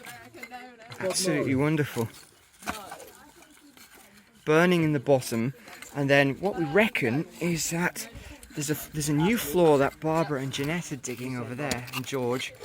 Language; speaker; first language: English; native; English